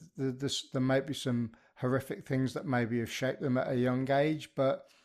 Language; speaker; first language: English; native; English